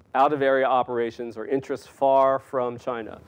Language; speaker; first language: English; native; English